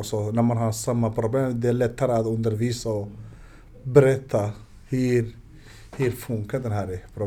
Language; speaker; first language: Swedish; non-native, learner; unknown